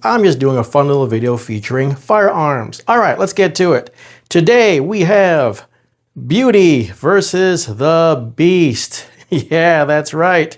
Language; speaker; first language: English; native; English